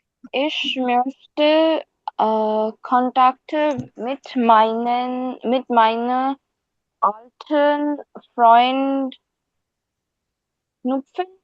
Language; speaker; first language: German; non-native, learner; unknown